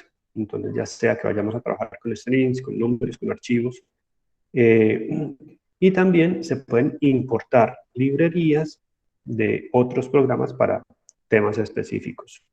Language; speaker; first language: Spanish; native; Spanish